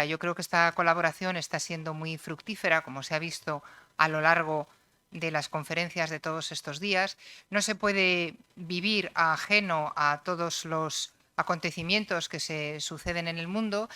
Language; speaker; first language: Spanish; native; Spanish